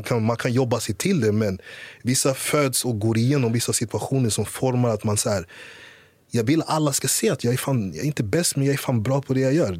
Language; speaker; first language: Swedish; early bilingual, other home language; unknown